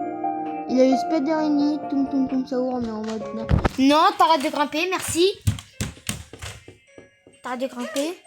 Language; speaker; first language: French; native; French